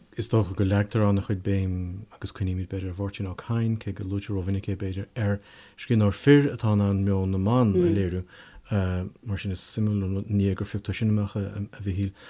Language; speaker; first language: Irish; native; Irish